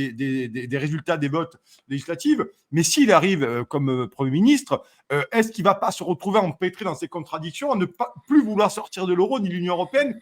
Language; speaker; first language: French; native; French